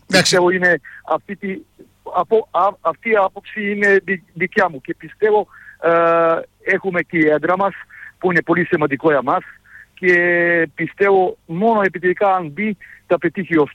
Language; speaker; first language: Greek; non-native, fluent; Serbian